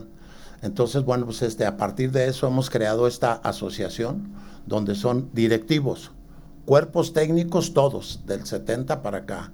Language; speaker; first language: Spanish; native; Spanish